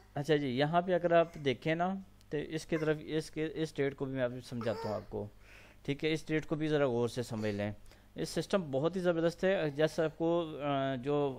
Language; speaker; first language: Urdu; non-native, local second language; Punjabi